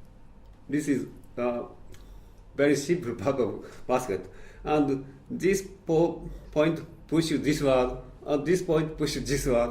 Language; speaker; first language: English; non-native, fluent; Japanese